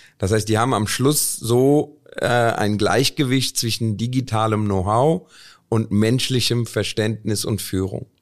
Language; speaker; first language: German; early bilingual, other home language; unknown